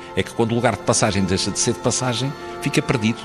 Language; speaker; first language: Portuguese; native; Portuguese